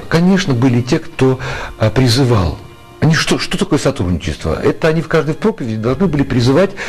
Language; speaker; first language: Ukrainian; native; Ukrainian